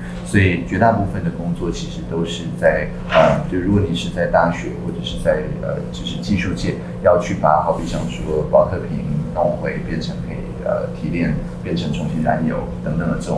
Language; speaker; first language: Chinese; native; Chinese